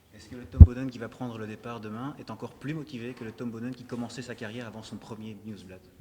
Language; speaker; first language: French; native; French